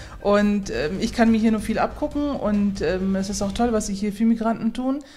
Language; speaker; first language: German; native; German